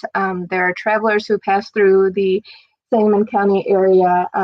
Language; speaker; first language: English; native; English